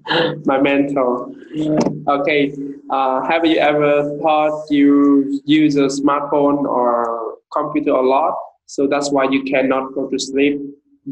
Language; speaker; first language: English; non-native, learner; Vietnamese